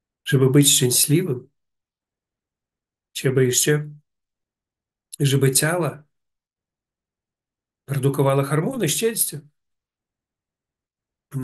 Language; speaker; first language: Polish; non-native, learner; Russian